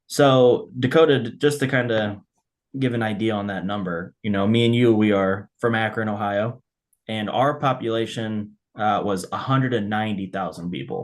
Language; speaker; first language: English; native; English